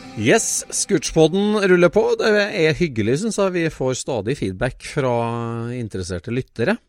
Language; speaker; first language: Norwegian; native; Norwegian